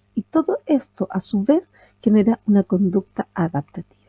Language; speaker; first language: Spanish; native; Spanish